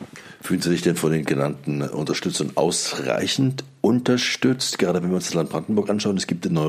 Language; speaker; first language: German; native; German